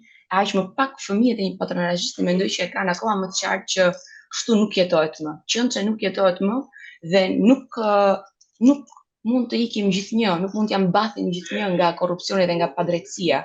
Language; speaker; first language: Albanian; native; Albanian